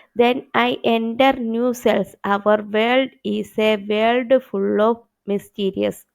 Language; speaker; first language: English; non-native, local second language; Malayalam